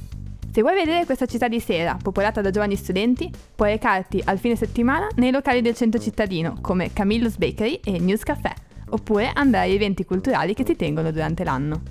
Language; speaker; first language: Italian; native; Italian